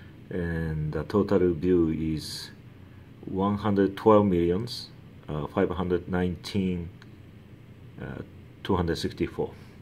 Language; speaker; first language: English; non-native, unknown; Japanese